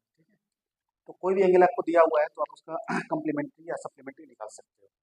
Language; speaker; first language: Hindi; native; Hindi